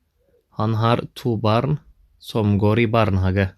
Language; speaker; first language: Norwegian; non-native, learner; Tigrinya